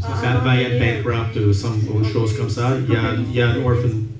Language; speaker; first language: French; non-native, local second language; English